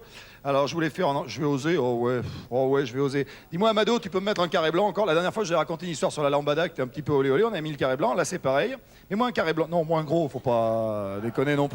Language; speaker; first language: French; native; French